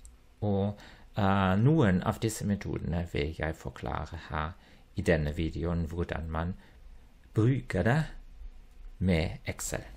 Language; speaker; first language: Norwegian; non-native, fluent; German